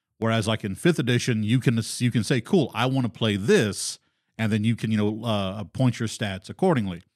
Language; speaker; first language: English; native; English